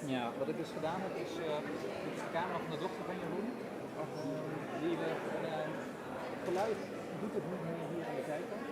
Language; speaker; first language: Dutch; native; Dutch